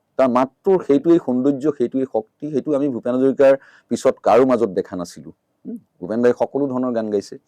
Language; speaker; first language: Assamese; native; Assamese